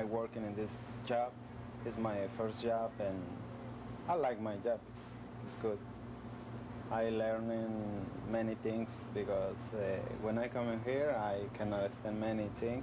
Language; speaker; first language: English; non-native, learner; Spanish